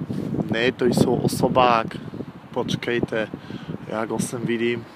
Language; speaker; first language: Czech; non-native, learner; Polish